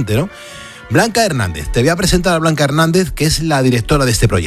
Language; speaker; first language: Spanish; native; Spanish